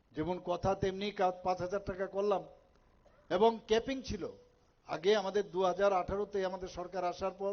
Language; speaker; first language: Bangla; native; Bangla